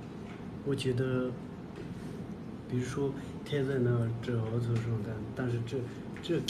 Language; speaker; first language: Chinese; non-native, local second language; Tibetan